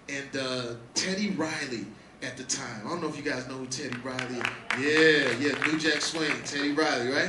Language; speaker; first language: English; native; English